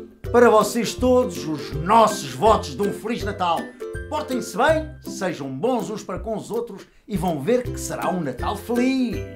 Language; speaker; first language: Portuguese; native; Portuguese